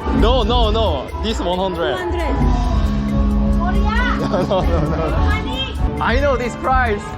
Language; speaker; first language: English; non-native, learner; Korean